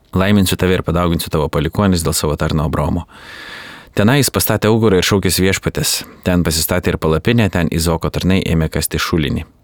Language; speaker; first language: Lithuanian; native; Lithuanian